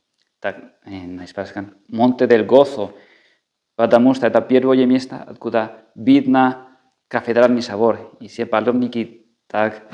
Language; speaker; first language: Russian; non-native, fluent; Spanish